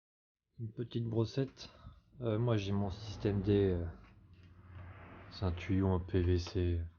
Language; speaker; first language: French; native; French